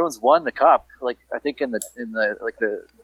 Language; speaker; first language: English; native; English